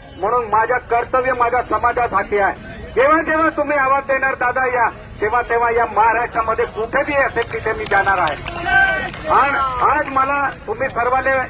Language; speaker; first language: Marathi; non-native, local second language; Bhili